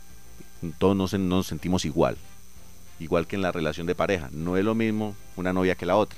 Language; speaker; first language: Spanish; native; Spanish